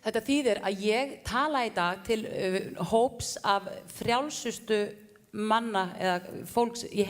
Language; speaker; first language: Icelandic; native; Icelandic